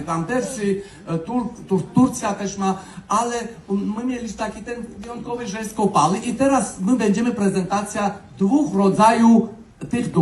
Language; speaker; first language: Polish; non-native, learner; Armenian